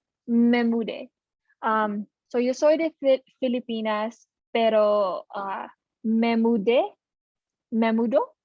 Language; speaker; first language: Spanish; non-native, learner; Filipino